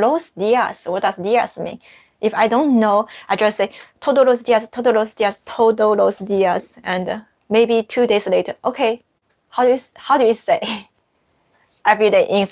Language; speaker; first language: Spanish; non-native, learner; Chinese